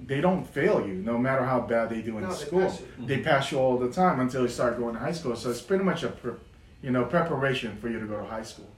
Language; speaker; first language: English; non-native, local second language; Filipino